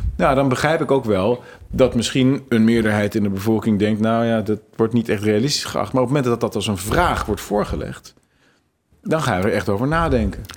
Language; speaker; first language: Dutch; native; Dutch